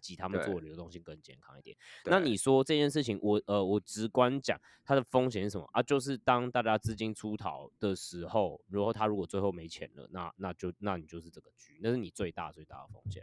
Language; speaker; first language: Chinese; native; Chinese